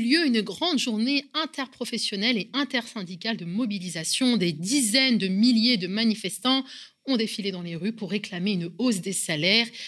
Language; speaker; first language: French; native; French